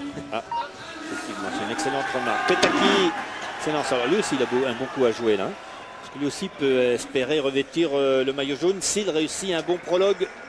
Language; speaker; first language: French; native; French